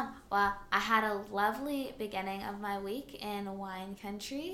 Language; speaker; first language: English; early bilingual, other home language; Finnish